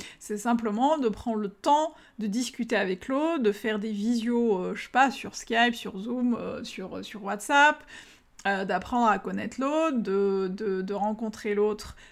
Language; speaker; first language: French; native; French